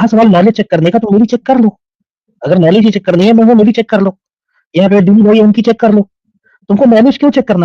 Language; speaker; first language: Hindi; native; Hindi